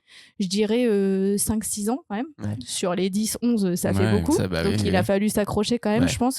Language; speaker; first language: French; native; French